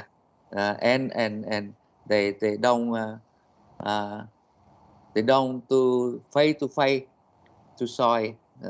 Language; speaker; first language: English; non-native, learner; Vietnamese